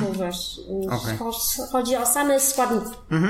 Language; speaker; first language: Polish; non-native, fluent; Vietnamese